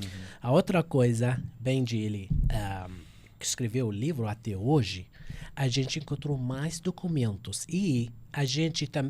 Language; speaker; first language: Portuguese; non-native, fluent; Arabic